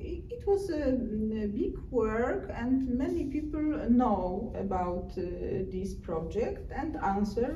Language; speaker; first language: English; non-native, learner; Polish